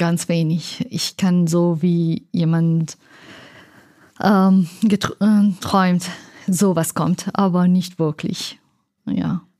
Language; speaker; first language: German; non-native, learner; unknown